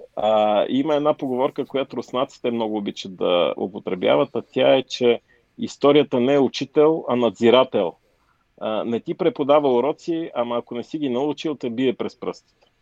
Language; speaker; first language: Bulgarian; native; Bulgarian